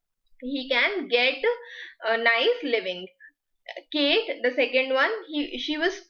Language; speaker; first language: English; non-native, local second language; Hindi